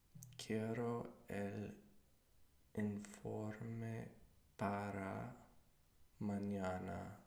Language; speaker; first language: Spanish; non-native, learner; English